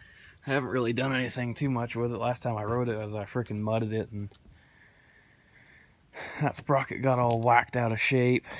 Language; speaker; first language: English; native; English